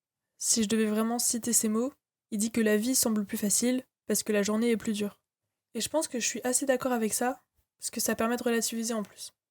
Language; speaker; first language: French; native; French